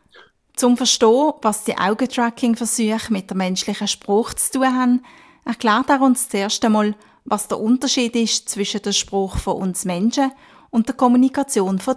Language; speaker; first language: German; native; German